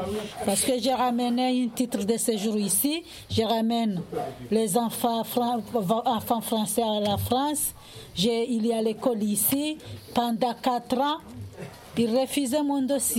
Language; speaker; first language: French; non-native, learner; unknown